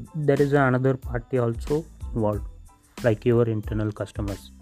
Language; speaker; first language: English; non-native, local second language; Tamil